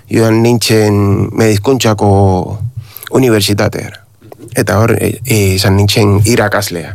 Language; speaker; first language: Basque; non-native, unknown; Spanish